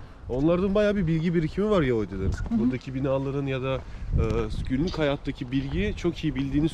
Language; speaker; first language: Turkish; native; Turkish